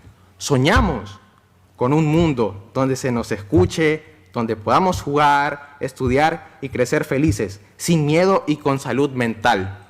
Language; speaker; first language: Spanish; native; Spanish